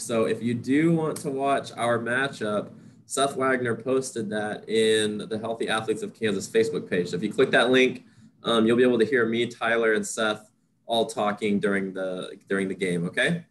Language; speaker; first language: English; native; English